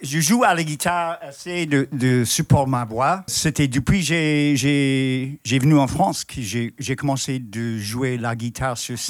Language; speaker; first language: French; non-native, fluent; English